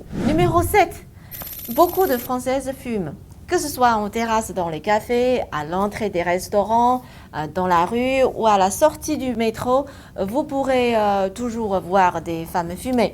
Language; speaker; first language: French; non-native, fluent; Chinese